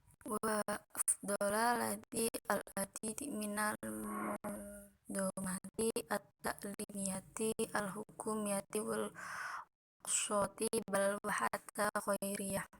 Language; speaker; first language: Arabic; non-native, learner; Indonesian